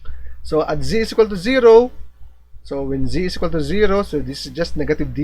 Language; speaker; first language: English; non-native, local second language; Filipino